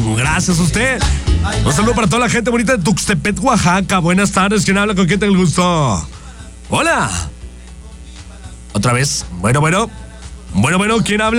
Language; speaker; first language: Spanish; native; Spanish